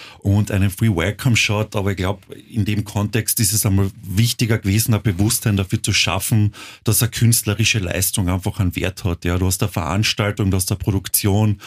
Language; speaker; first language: German; native; German